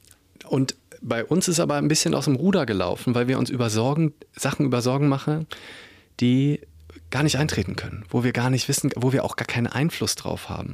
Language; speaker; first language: German; native; German